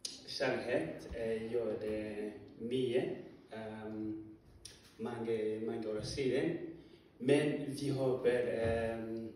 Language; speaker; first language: Swedish; non-native, learner; Kinyarwanda